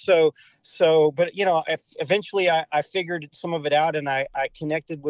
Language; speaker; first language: English; native; English